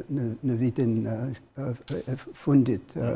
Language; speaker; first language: Albanian; non-native, learner; English